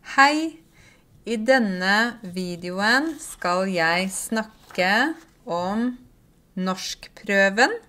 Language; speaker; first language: Norwegian; native; Norwegian